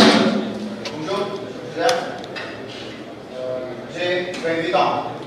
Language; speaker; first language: French; non-native, learner; Indonesian